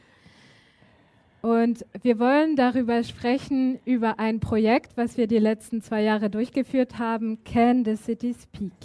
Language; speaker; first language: German; native; German